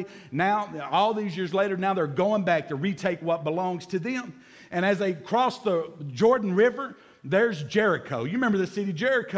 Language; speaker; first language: English; native; English